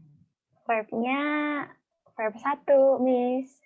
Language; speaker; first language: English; non-native, learner; Indonesian